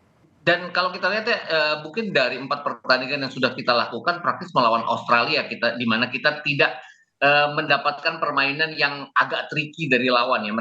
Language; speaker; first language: Indonesian; native; Indonesian